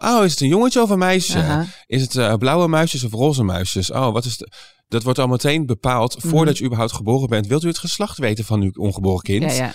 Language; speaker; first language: Dutch; native; Dutch